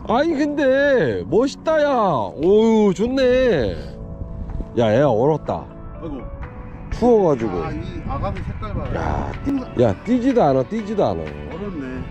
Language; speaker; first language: Korean; native; Korean